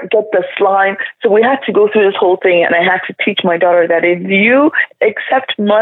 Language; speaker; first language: English; non-native, local second language; Igbo